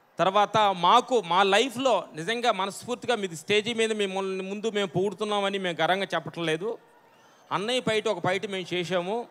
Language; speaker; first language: Telugu; native; Telugu